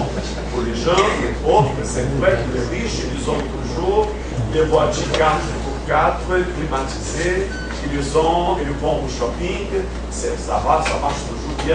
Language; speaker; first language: French; non-native, fluent; Portuguese